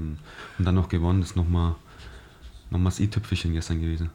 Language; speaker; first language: German; native; German